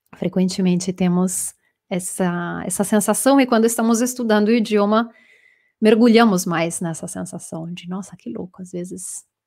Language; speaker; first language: Portuguese; non-native, fluent; Italian